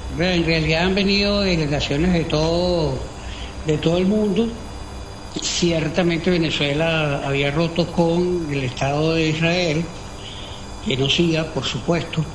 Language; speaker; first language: Spanish; native; Spanish